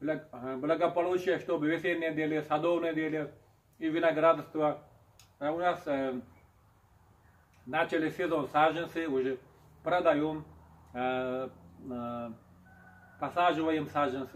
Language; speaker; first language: Russian; non-native, local second language; Uzbek